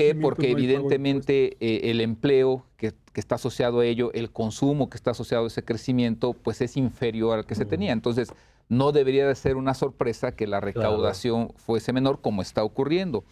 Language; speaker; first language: Spanish; native; Spanish